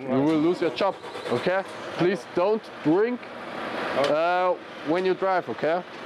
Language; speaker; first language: English; non-native, fluent; German